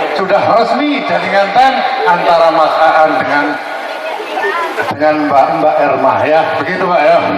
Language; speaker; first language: Indonesian; non-native, local second language; Javanese